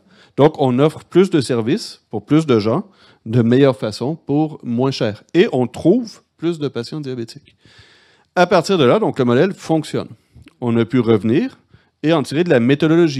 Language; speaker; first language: French; native; French